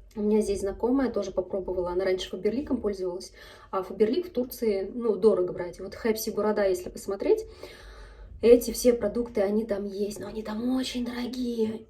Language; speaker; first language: Russian; native; Russian